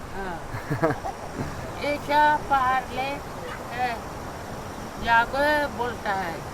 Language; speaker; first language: Hindi; non-native, local second language; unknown